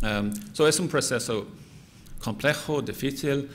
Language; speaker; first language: Spanish; non-native, fluent; English